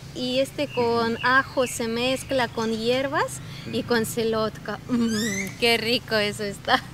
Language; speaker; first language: Spanish; non-native, fluent; Ukrainian